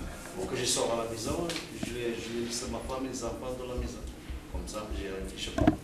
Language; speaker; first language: French; non-native, learner; Arabic